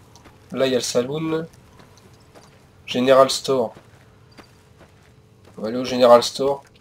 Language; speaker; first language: French; native; French